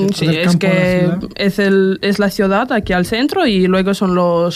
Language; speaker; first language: Spanish; non-native, fluent; Romanian